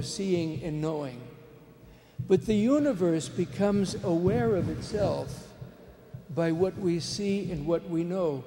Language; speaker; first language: English; native; English